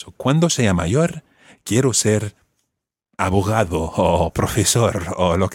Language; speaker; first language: Spanish; non-native, fluent; English